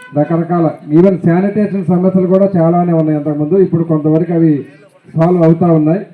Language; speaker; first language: Telugu; native; Telugu